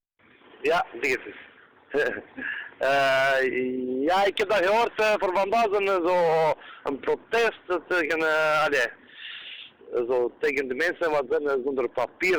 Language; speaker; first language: Dutch; non-native, learner; Turkish